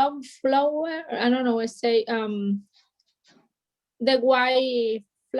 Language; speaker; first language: English; non-native, learner; Spanish